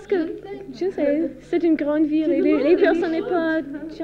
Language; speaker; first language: French; non-native, learner; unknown